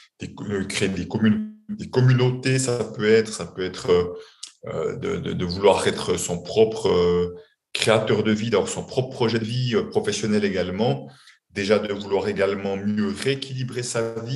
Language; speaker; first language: French; native; French